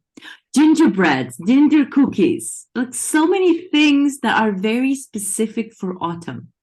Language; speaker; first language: English; non-native, fluent; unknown